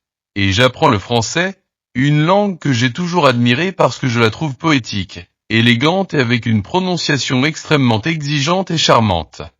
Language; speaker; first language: French; non-native, learner; Portuguese